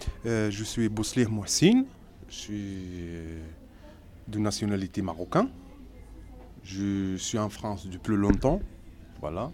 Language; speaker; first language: French; non-native, local second language; Arabic